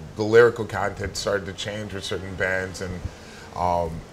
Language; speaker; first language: English; native; English